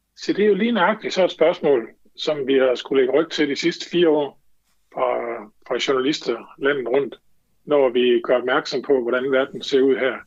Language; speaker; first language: Danish; native; Danish